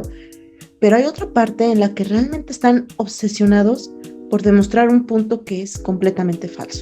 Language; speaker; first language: Spanish; native; Spanish